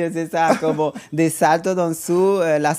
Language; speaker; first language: French; non-native, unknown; Spanish